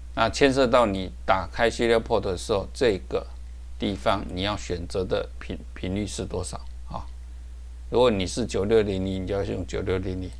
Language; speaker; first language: Chinese; native; Chinese